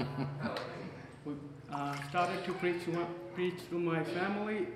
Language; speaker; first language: English; non-native, local second language; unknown